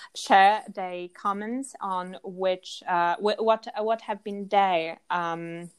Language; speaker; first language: English; non-native, fluent; Polish